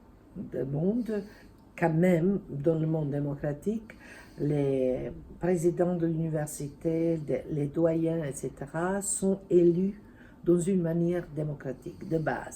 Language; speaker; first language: French; non-native, fluent; Serbian